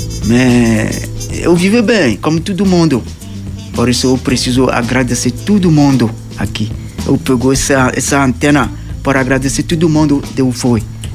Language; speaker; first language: Portuguese; non-native, learner; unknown